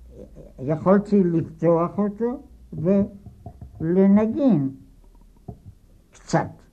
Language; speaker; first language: Hebrew; non-native, fluent; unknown